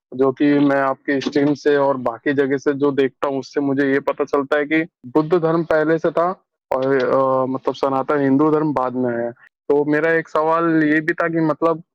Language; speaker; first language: Hindi; native; Hindi